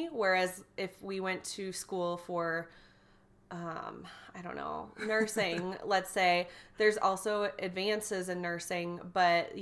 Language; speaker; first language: English; native; English